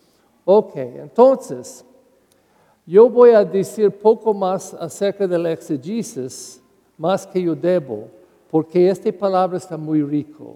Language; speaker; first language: Spanish; non-native, learner; English